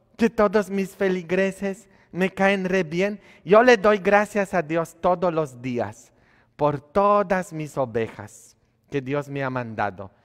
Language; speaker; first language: Spanish; non-native, fluent; Polish